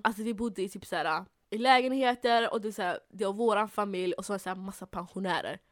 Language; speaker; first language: Swedish; early bilingual, other home language; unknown